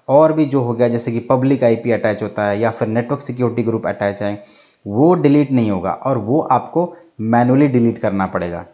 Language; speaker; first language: Hindi; native; Hindi